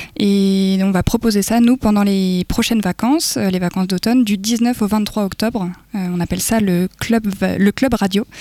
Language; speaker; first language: French; native; French